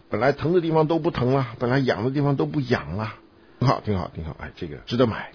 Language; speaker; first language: Chinese; native; Chinese